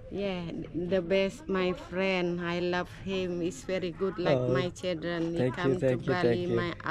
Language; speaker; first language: English; non-native, learner; Indonesian